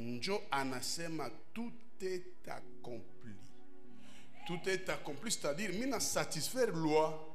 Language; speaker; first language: French; non-native, local second language; Swahili